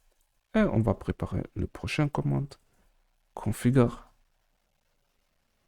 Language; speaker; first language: French; non-native, learner; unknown